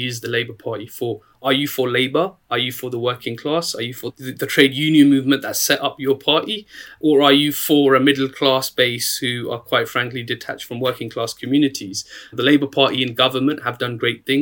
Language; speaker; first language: English; native; English